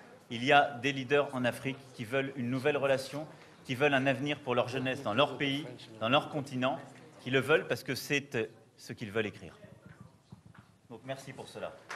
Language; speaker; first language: French; native; French